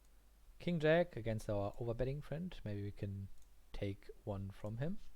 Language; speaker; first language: English; non-native, fluent; German